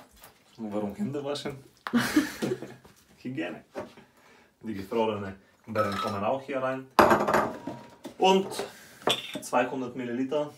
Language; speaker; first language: German; non-native, fluent; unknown